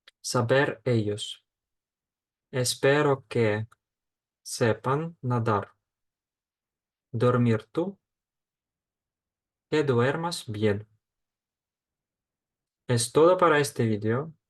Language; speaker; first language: Spanish; non-native, fluent; Ukrainian